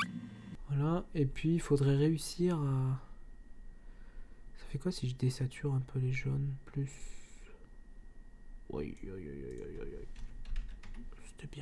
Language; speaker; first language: French; native; French